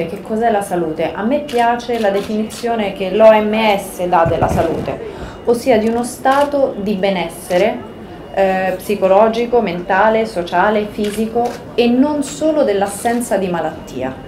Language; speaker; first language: Italian; native; Italian